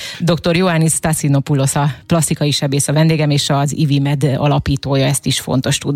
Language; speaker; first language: Hungarian; native; Hungarian